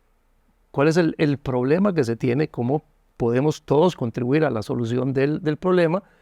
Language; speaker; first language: Spanish; native; Spanish